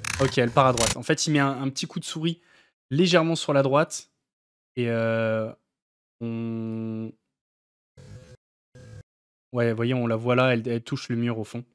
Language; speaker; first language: French; native; French